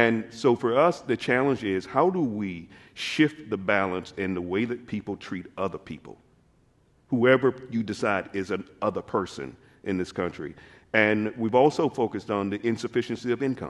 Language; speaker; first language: English; native; English